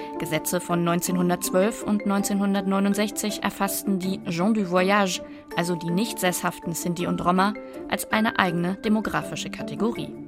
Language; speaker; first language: German; native; German